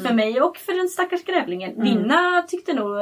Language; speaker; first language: Swedish; native; Swedish